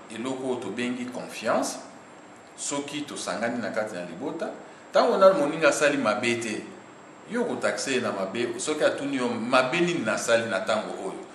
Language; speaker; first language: Lingala; native; Lingala